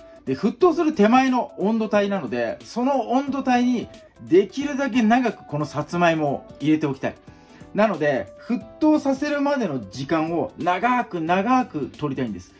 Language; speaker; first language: Japanese; native; Japanese